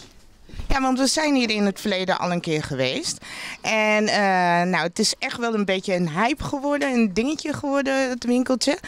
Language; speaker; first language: Dutch; native; Dutch